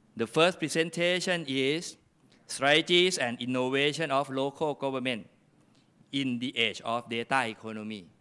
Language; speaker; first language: English; non-native, fluent; Thai